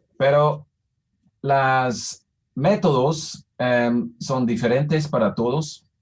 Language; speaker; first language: Spanish; non-native, fluent; English